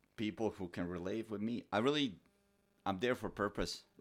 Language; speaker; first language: English; non-native, fluent; Bosnian